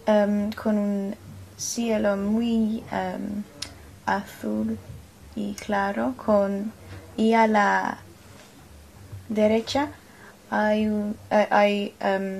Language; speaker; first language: Spanish; non-native, learner; English